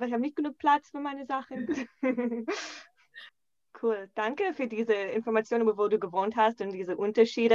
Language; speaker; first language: German; non-native, fluent; English